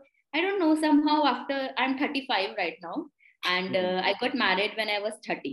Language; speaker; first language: English; non-native, local second language; Hindi